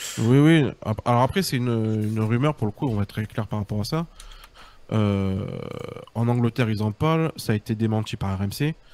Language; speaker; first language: French; native; French